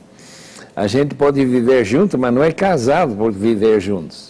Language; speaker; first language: Portuguese; non-native, fluent; English